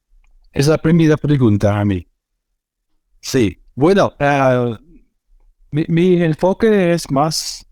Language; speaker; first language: Spanish; non-native, fluent; Dutch